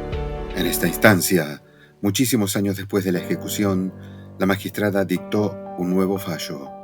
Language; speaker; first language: Spanish; native; Spanish